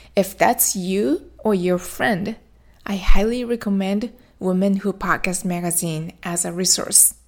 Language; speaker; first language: English; non-native, fluent; Japanese